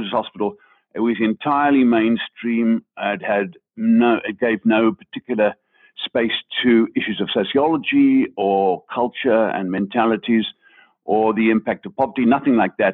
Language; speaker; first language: English; native; English